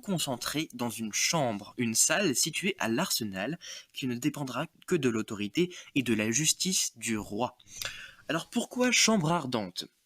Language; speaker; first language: French; native; French